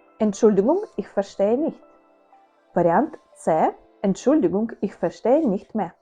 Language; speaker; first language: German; non-native, fluent; Ukrainian